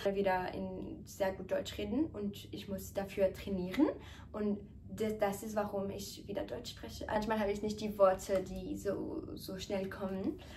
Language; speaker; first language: German; non-native, learner; French